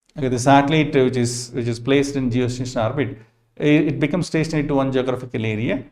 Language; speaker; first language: English; non-native, local second language; Kannada